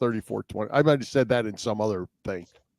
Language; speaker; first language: English; native; English